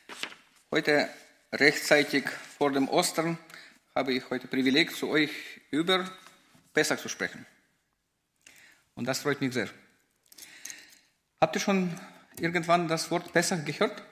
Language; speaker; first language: German; non-native, fluent; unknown